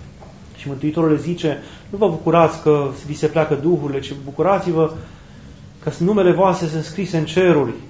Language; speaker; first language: Romanian; native; Romanian